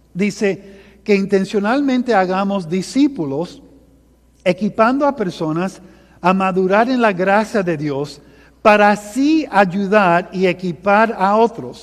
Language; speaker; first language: Spanish; early bilingual, heritage; Spanish